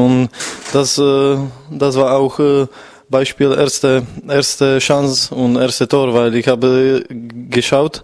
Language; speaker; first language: German; non-native, learner; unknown